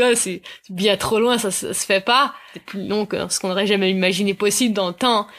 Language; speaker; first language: French; native; French